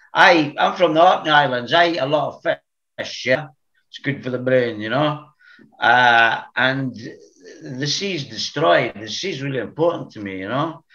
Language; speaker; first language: English; native; English